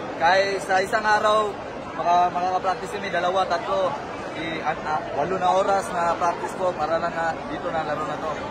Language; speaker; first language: Filipino; non-native, local second language; Cebuano